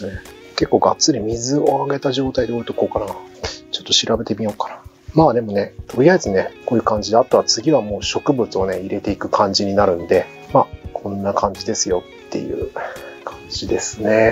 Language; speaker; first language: Japanese; native; Japanese